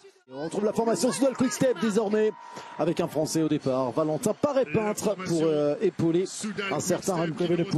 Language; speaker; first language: French; native; French